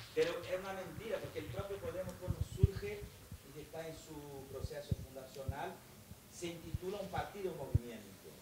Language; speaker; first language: Spanish; non-native, fluent; Portuguese